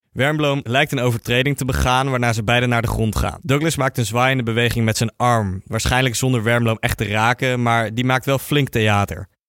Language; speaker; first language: Dutch; native; Dutch